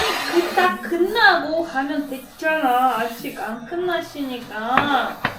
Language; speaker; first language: Korean; non-native, learner; Russian